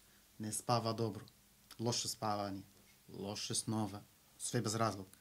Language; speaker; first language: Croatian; non-native, learner; Arabic